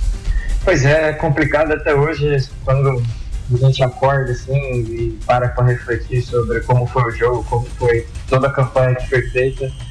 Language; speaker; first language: Portuguese; native; Portuguese